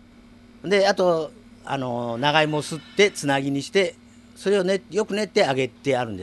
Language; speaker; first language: Japanese; native; Japanese